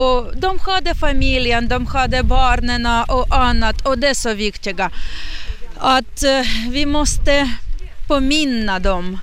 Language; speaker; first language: Swedish; non-native, learner; Ukrainian